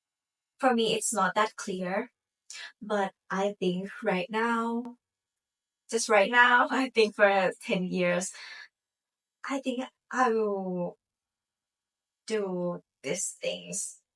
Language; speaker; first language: English; non-native, learner; Thai